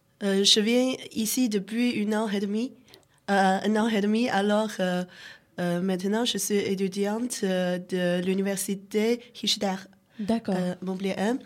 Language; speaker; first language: French; non-native, learner; Chinese